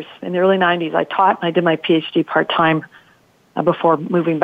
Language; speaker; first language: English; early bilingual, other home language; Italian